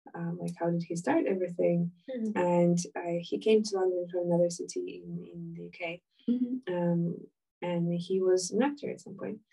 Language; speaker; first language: English; non-native, fluent; Ukrainian